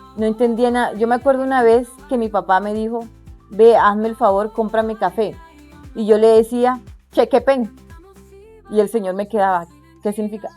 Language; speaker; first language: Spanish; non-native, local second language; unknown